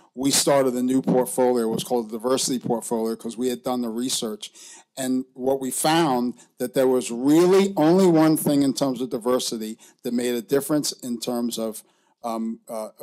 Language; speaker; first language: English; native; English